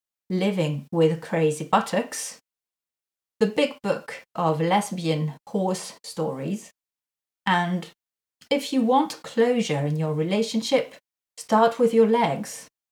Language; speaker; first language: English; non-native, fluent; French